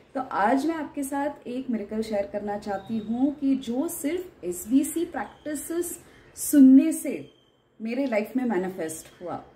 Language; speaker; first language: Hindi; non-native, local second language; Marathi